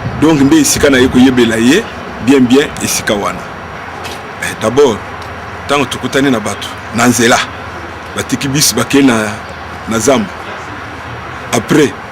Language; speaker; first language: Lingala; non-native, local second language; Luba-Lulua